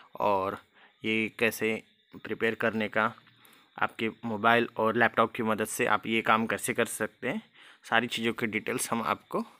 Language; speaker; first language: Hindi; non-native, local second language; Marathi